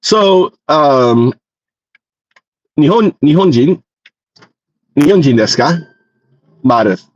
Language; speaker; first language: Japanese; non-native, learner; English